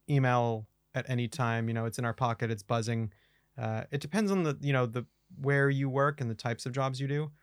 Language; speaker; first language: English; native; English